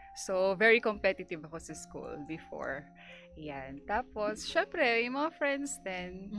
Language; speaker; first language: Filipino; non-native, local second language; Pampanga